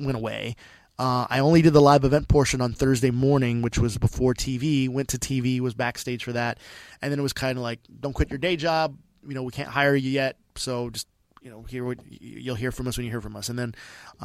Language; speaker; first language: English; native; English